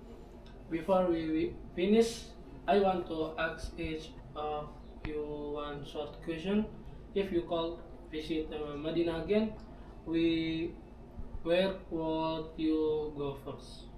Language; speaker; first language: English; non-native, learner; Indonesian